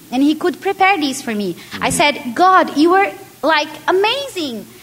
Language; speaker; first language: English; non-native, learner; Portuguese